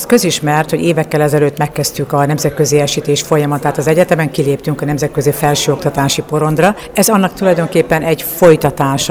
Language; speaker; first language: Hungarian; native; Hungarian